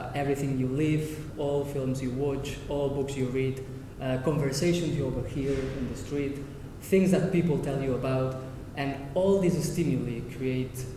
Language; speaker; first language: English; non-native, fluent; Catalan